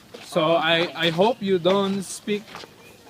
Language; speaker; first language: English; non-native, learner; Indonesian